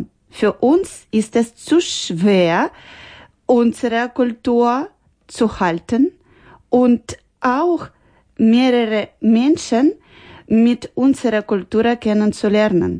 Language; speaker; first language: German; non-native, learner; Ukrainian